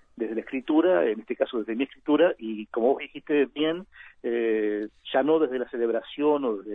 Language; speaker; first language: Spanish; native; Spanish